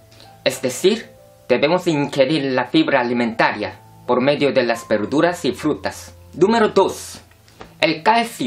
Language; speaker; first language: Spanish; non-native, fluent; Korean